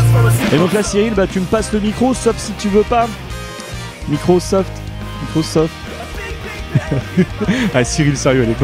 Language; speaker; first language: French; native; French